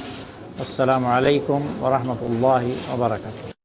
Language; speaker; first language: Arabic; non-native, fluent; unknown